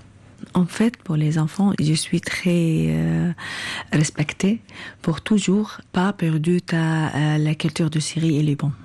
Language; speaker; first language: French; non-native, learner; Arabic